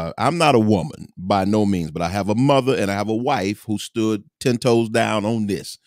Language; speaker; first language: English; native; English